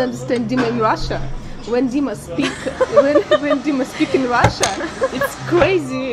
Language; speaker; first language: English; non-native, learner; Russian